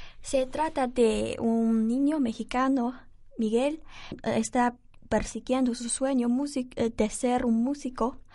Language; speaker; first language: Spanish; non-native, learner; Chinese